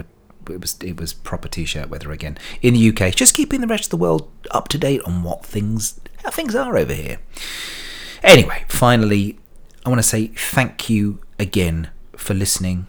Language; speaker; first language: English; native; English